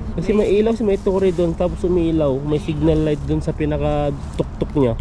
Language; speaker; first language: Filipino; native; Filipino